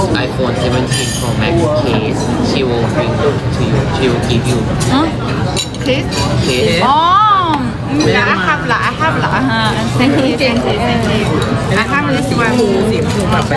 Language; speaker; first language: English; non-native, learner; Thai